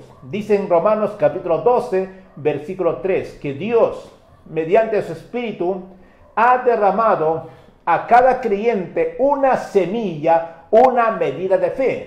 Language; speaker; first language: Spanish; native; Spanish